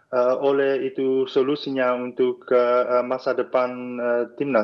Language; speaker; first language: Indonesian; non-native, fluent; Dutch